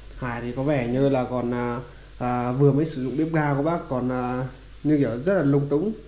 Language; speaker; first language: Vietnamese; native; Vietnamese